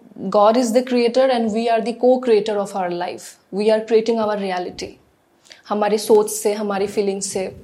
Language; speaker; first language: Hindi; non-native, local second language; Assamese